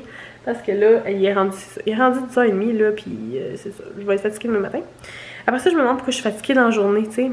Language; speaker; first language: French; native; French